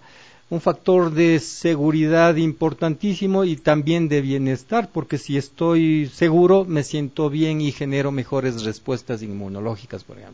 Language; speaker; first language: Spanish; native; Spanish